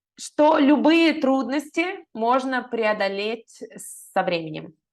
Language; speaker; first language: Russian; native; Russian